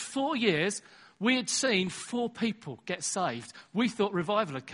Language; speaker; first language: English; native; English